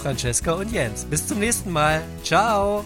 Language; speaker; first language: German; native; German